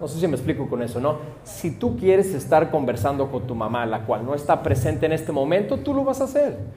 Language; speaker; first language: Spanish; early bilingual, heritage; Spanish